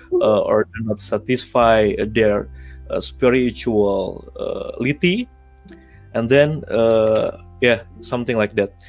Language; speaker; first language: English; non-native, learner; Indonesian